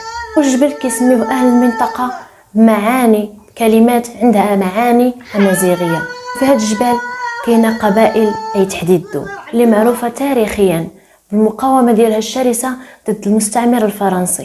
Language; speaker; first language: Arabic; native; Arabic